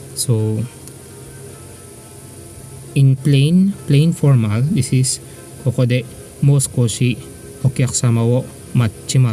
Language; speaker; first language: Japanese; non-native, fluent; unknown